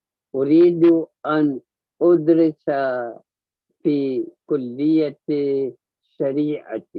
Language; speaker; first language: Arabic; non-native, learner; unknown